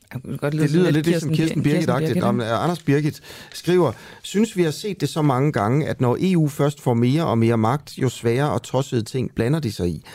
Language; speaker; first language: Danish; native; Danish